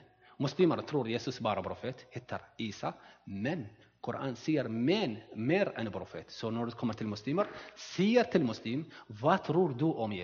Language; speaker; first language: Norwegian; non-native, learner; Arabic